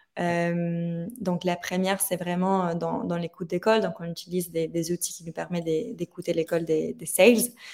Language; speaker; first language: French; non-native, fluent; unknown